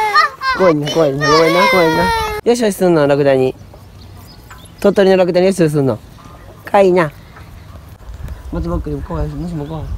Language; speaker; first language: Japanese; native; Japanese